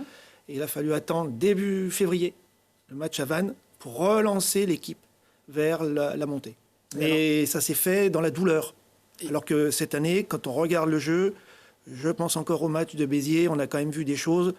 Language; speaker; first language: French; native; French